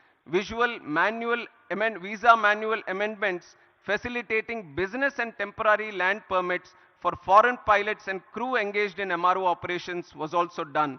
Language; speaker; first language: English; non-native, local second language; Telugu